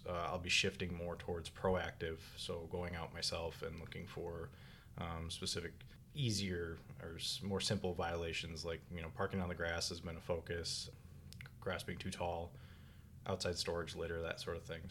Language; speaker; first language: English; native; English